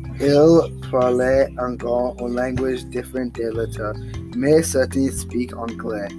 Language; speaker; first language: French; non-native, learner; English